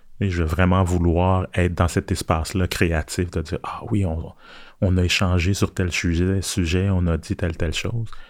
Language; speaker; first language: French; early bilingual, other home language; Haitian Creole